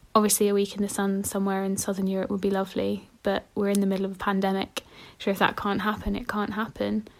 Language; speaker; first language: English; native; English